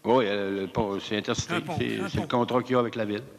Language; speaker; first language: French; native; French